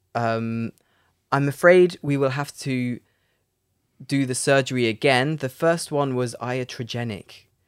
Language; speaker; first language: English; native; English